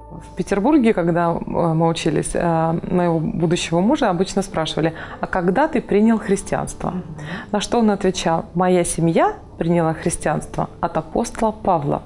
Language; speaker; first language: Russian; native; Russian